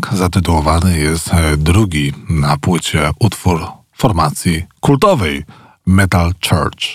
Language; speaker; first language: Polish; native; Polish